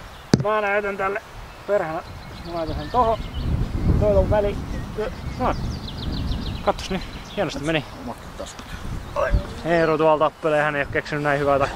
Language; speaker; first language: Finnish; native; Finnish